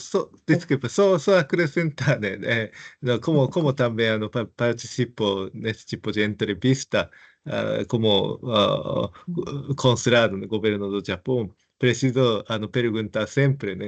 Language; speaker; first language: Portuguese; non-native, fluent; Japanese